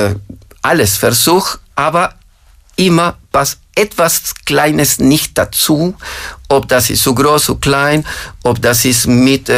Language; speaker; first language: German; non-native, fluent; Spanish